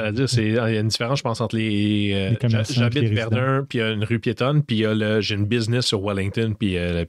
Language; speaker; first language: French; native; French